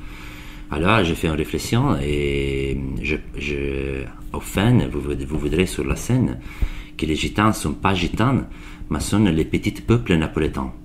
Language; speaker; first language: French; non-native, learner; Italian